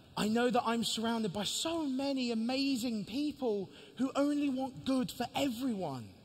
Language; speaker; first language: English; native; English